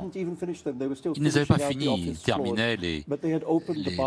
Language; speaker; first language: French; non-native, fluent; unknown